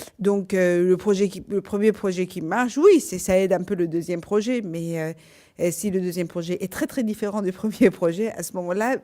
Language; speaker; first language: French; non-native, fluent; Persian